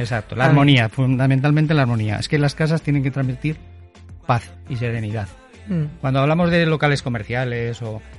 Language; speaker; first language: Spanish; native; Spanish